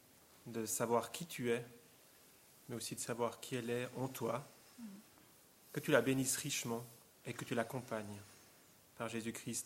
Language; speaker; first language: French; native; French